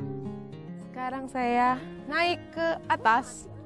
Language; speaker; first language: Indonesian; native; Indonesian